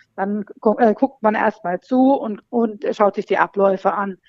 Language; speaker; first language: German; native; German